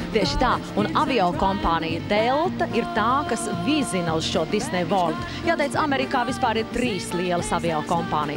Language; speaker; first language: Latvian; native; Latvian